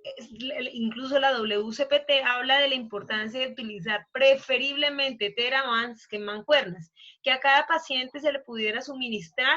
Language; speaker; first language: Spanish; native; Spanish